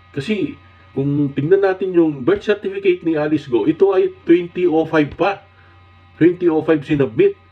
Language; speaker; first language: Filipino; non-native, local second language; Iloko